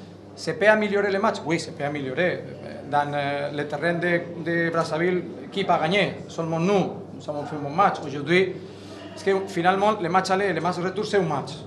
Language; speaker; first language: French; non-native, learner; Catalan